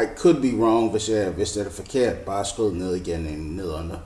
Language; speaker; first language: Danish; non-native, learner; English